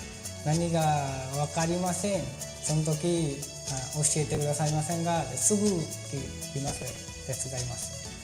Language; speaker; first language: Japanese; non-native, learner; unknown